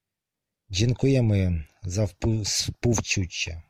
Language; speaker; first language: Polish; non-native, learner; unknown